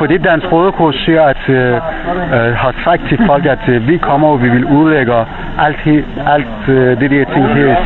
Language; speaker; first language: Danish; non-native, fluent; Persian